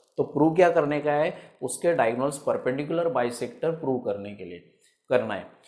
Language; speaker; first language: Hindi; non-native, local second language; Marathi